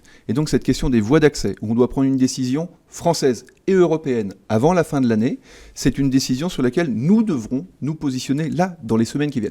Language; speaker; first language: French; native; French